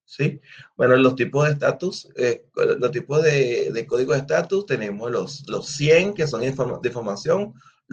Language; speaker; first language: Spanish; native; Spanish